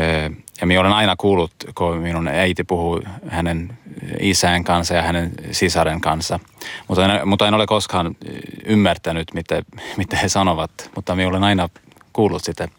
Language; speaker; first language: Finnish; non-native, learner; Swedish